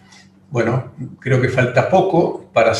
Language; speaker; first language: Spanish; native; Spanish